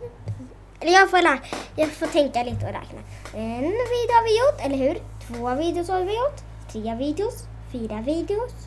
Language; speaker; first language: Swedish; native; Swedish